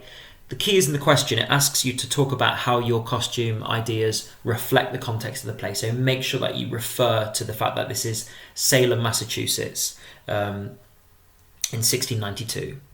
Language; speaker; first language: English; native; English